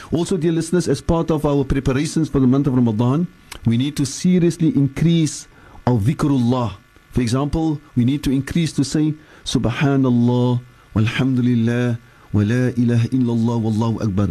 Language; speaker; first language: English; early bilingual, other home language; Afrikaans